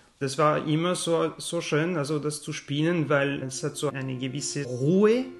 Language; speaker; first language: German; non-native, fluent; French